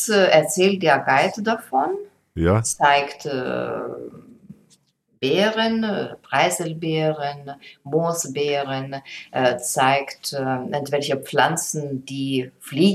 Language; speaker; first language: German; non-native, fluent; Lithuanian